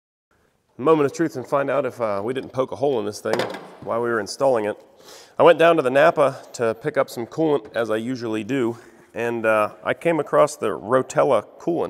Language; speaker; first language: English; native; English